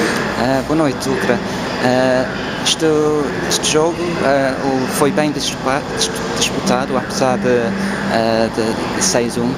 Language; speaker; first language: Portuguese; non-native, fluent; English